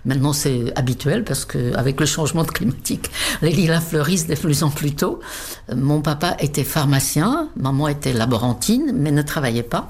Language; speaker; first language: French; non-native, fluent; Czech